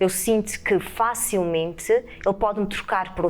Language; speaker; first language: Portuguese; native; Portuguese